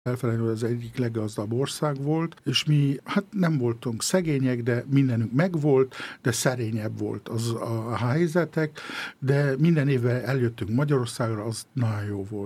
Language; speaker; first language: Hungarian; early bilingual, heritage; Hungarian